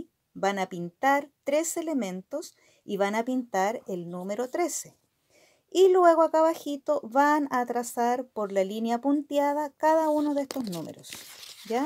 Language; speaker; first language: Spanish; native; Spanish